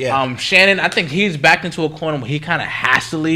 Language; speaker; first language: English; native; English